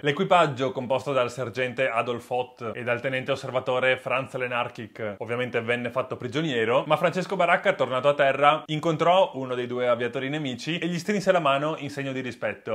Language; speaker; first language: Italian; native; Italian